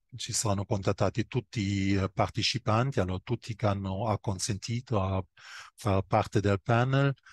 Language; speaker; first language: Italian; non-native, fluent; German